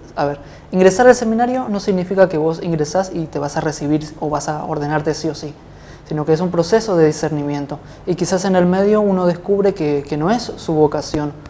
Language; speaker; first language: Spanish; native; Spanish